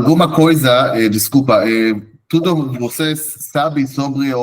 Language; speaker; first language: Portuguese; non-native, fluent; Hebrew